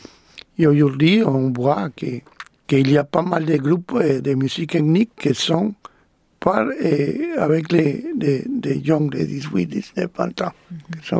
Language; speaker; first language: French; non-native, fluent; Spanish